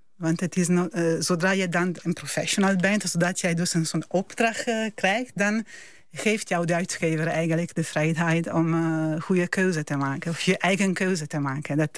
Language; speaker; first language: Dutch; non-native, fluent; Italian